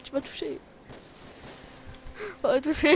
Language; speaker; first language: French; native; French